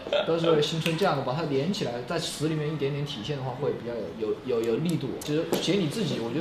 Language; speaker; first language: Chinese; native; Chinese